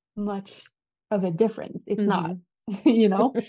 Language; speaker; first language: English; non-native, fluent; French